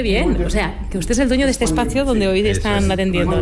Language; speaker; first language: Spanish; native; Spanish